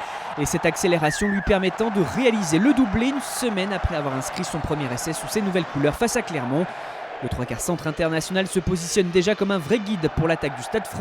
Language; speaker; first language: French; native; French